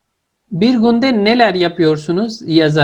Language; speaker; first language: Turkish; non-native, fluent; Urdu